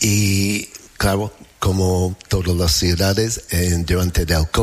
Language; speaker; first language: Spanish; non-native, learner; English